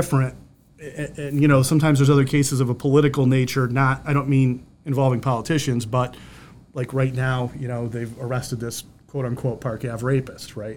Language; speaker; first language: English; native; English